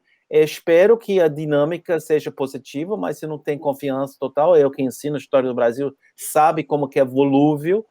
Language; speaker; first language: Portuguese; non-native, fluent; English